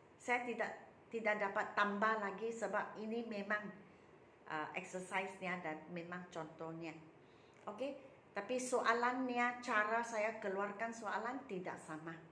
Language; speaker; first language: Malay; non-native, local second language; Chinese